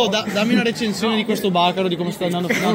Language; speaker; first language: Italian; native; Italian